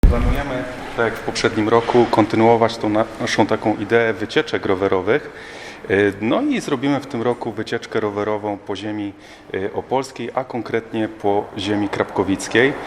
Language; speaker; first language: Polish; native; Polish